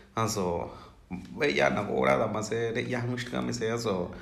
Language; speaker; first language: Spanish; non-native, local second language; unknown